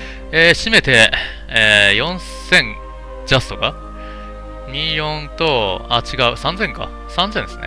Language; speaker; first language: Japanese; native; Japanese